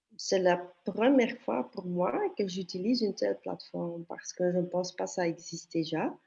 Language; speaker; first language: French; non-native, local second language; Dutch